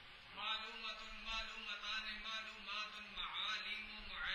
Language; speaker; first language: Arabic; non-native, learner; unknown